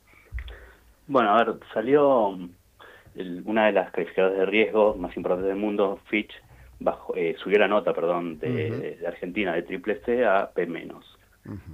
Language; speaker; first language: Spanish; native; Spanish